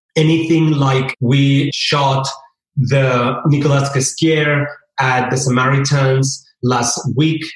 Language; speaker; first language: English; early bilingual, other home language; Spanish